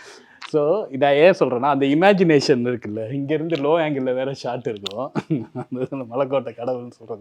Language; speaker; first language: Tamil; native; Tamil